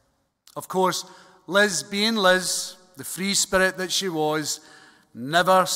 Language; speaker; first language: English; native; English